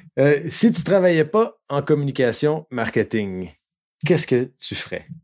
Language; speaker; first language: French; native; French